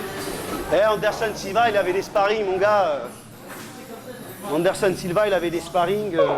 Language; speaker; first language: French; native; French